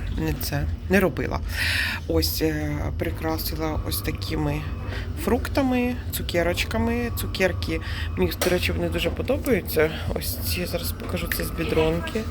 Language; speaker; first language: Ukrainian; native; Ukrainian